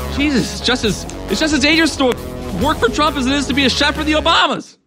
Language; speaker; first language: English; native; English